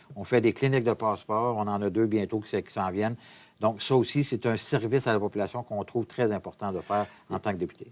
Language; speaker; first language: French; native; French